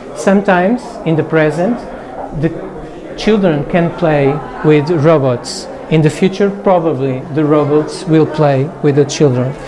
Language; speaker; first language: English; non-native, fluent; Portuguese